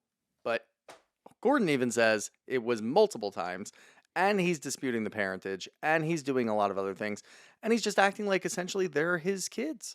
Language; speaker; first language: English; native; English